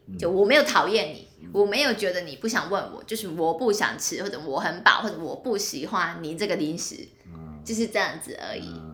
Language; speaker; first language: Chinese; non-native, local second language; Cantonese